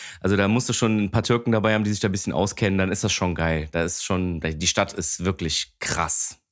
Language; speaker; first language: German; early bilingual, other home language; Greek